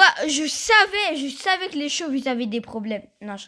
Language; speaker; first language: French; native; French